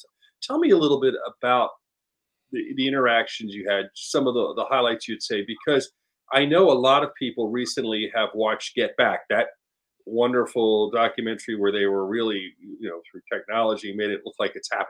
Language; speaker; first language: English; native; English